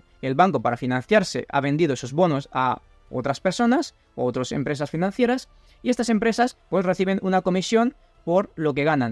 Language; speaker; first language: Spanish; native; Spanish